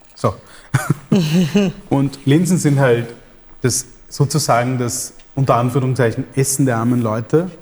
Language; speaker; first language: German; early bilingual, other home language; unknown